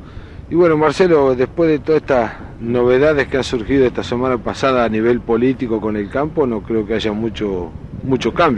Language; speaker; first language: Spanish; native; Spanish